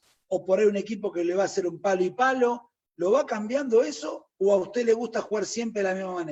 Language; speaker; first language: Spanish; native; Spanish